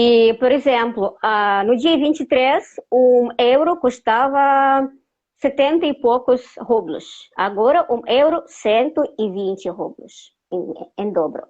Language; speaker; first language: Portuguese; non-native, fluent; Russian